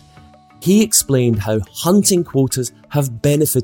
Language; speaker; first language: English; native; English